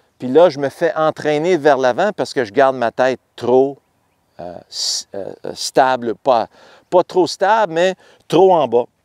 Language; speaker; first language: French; native; French